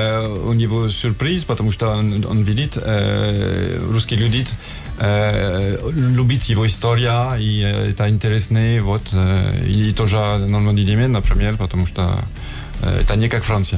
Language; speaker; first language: Russian; non-native, learner; French